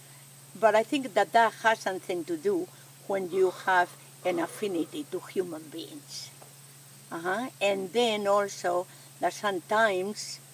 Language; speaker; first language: English; non-native, fluent; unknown